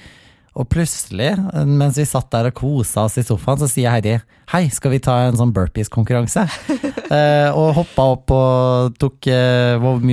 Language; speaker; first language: Norwegian; native; Norwegian